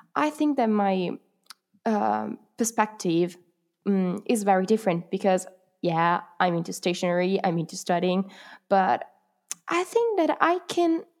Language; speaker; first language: English; non-native, fluent; Italian